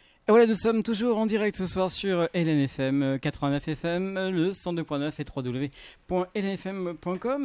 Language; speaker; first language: French; native; French